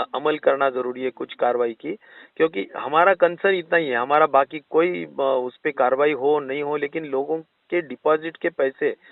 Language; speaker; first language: Hindi; non-native, local second language; Marathi